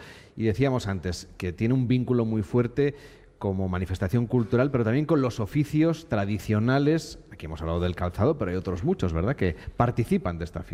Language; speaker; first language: Spanish; native; Spanish